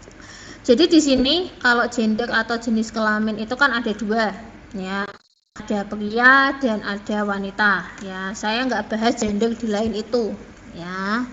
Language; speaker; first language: Indonesian; native; Indonesian